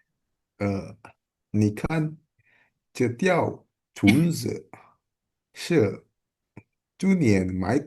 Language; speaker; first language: Chinese; non-native, learner; Indonesian